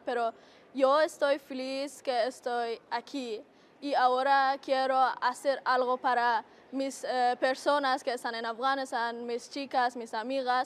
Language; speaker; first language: Spanish; non-native, learner; Persian